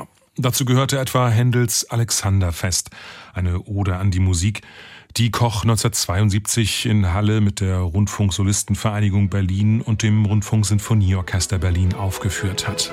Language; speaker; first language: German; native; German